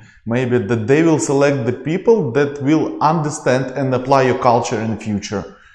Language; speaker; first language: English; non-native, learner; Ukrainian